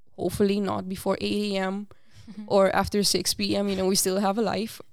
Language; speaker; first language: English; non-native, fluent; Papiamento